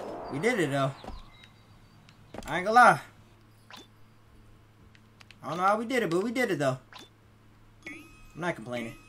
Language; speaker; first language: English; native; English